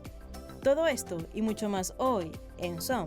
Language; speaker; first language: Spanish; native; Spanish